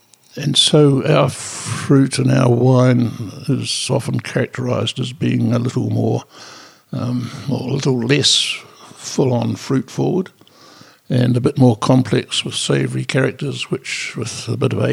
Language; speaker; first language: English; native; English